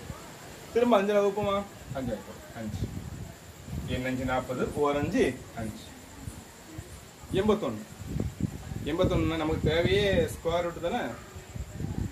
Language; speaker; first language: Tamil; native; Tamil